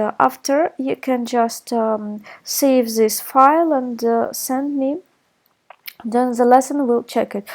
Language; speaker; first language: English; non-native, fluent; Russian